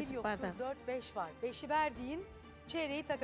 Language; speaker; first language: Turkish; native; Turkish